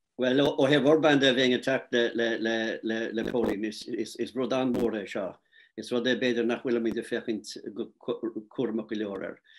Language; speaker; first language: Irish; native; Irish